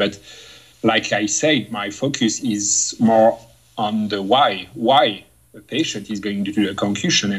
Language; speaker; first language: English; non-native, fluent; French